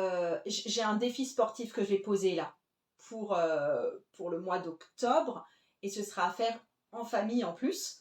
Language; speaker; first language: French; native; French